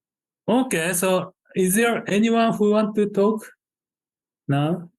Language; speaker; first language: English; non-native, fluent; Japanese